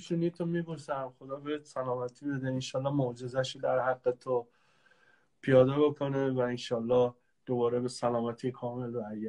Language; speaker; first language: Persian; native; Persian